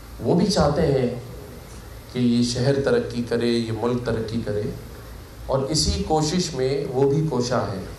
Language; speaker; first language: Urdu; native; Urdu